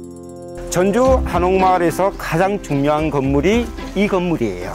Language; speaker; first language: Korean; native; Korean